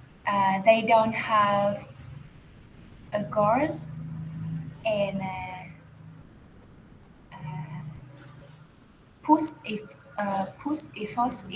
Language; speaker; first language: English; non-native, learner; Vietnamese